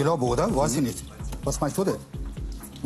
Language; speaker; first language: German; non-native, fluent; Kurdish